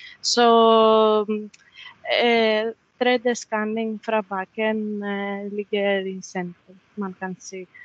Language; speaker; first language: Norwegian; non-native, fluent; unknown